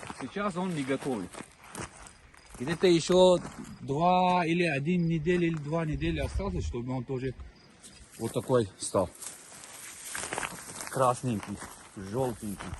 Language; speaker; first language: Russian; non-native, local second language; Tajik